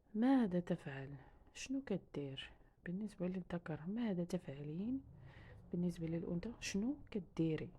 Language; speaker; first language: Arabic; native; Arabic